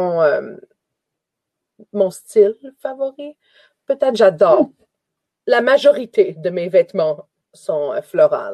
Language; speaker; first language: French; native; French